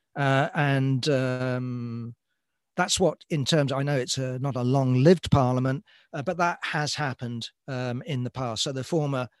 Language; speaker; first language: English; native; English